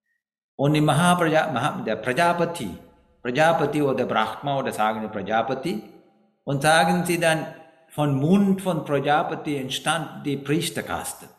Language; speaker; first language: German; non-native, fluent; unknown